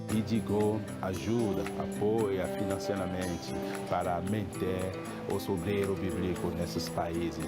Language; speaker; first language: Portuguese; non-native, fluent; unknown